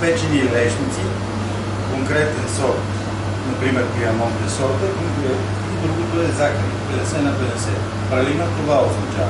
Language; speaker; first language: Bulgarian; native; Bulgarian